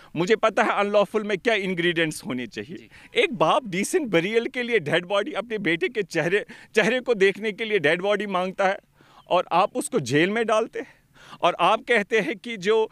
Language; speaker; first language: Hindi; non-native, local second language; Kashmiri